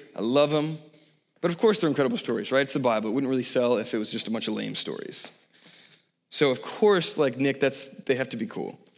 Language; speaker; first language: English; native; English